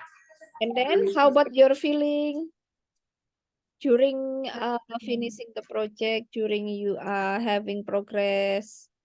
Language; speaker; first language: English; non-native, learner; Indonesian